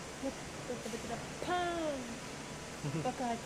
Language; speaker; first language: Japanese; non-native, learner; Vietnamese